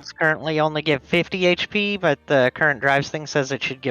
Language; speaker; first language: English; native; English